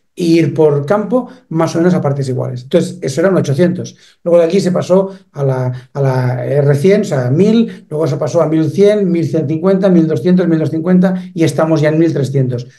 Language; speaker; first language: Spanish; native; Spanish